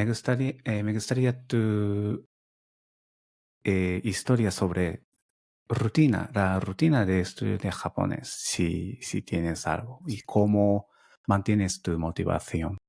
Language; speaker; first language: Spanish; non-native, fluent; Japanese